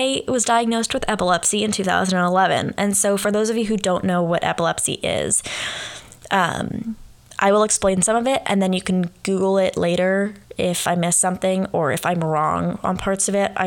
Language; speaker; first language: English; native; English